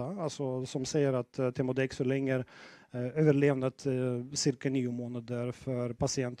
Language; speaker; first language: Swedish; non-native, fluent; Russian